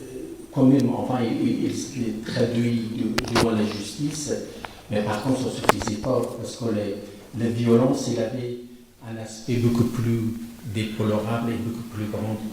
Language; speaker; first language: French; non-native, fluent; Persian